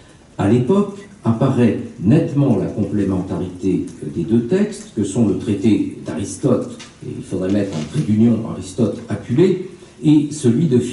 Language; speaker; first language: French; native; French